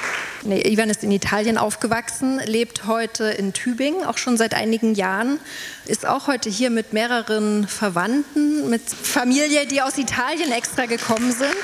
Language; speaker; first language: German; native; German